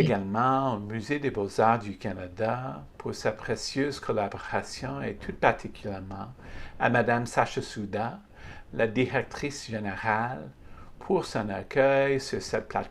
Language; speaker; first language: French; native; French